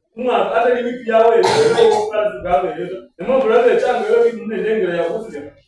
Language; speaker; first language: English; non-native, local second language; Luyia